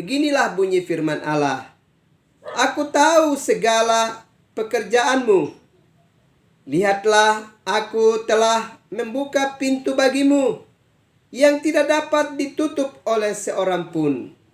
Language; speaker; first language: Indonesian; native; Indonesian